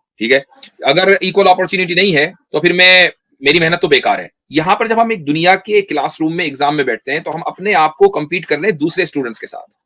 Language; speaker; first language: Urdu; native; Urdu